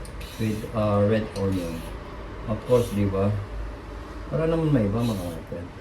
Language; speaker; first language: Filipino; native; Filipino